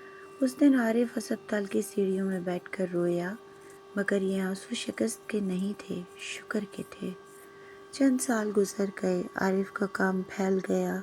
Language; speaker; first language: Urdu; native; Urdu